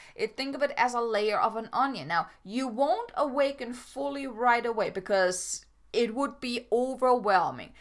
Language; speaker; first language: English; non-native, fluent; German